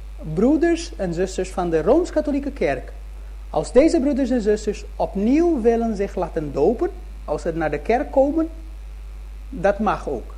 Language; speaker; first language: Dutch; early bilingual, heritage; Dutch